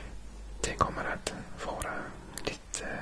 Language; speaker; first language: Swedish; non-native, learner; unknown